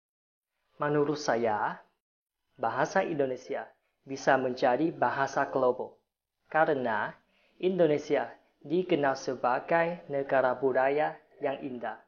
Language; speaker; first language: Indonesian; non-native, fluent; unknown